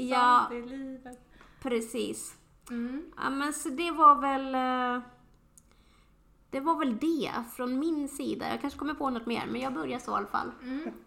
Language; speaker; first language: Swedish; native; Swedish